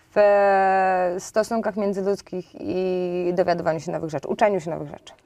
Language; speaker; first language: Polish; native; Polish